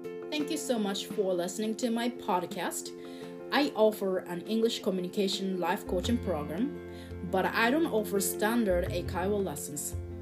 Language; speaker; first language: English; non-native, fluent; Japanese